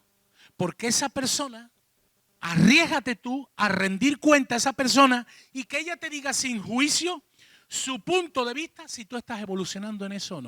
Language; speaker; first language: Spanish; native; Spanish